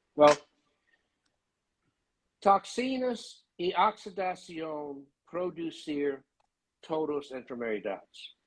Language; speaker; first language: Spanish; non-native, learner; English